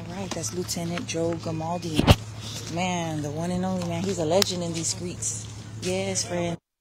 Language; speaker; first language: English; early bilingual, other home language; Spanish